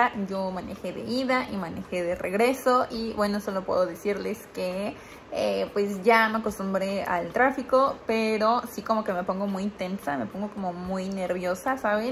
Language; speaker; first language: Spanish; native; Spanish